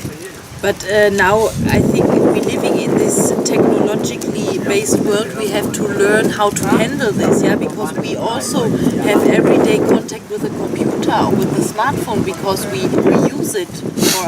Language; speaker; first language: English; non-native, fluent; German